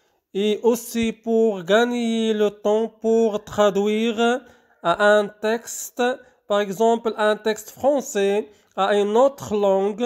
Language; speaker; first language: French; non-native, local second language; Arabic